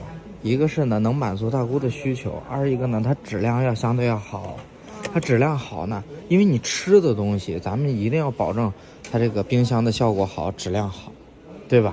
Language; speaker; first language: Chinese; native; Chinese